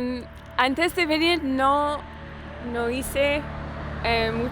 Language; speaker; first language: Spanish; non-native, learner; English